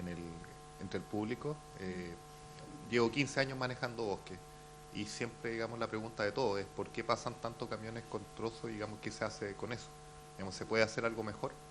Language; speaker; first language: Spanish; native; Spanish